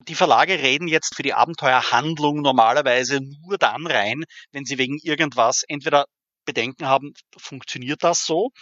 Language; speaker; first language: German; native; German